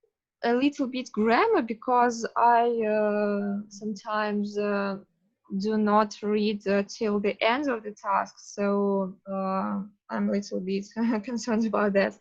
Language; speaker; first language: English; non-native, fluent; Russian